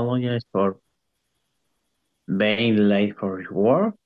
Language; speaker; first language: English; non-native, learner; Spanish